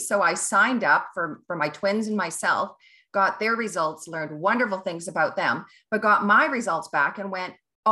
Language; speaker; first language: English; native; English